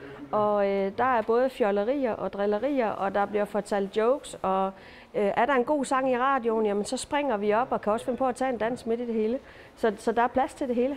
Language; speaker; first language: Danish; native; Danish